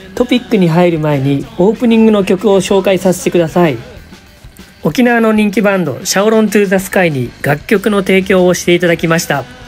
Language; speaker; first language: Japanese; native; Japanese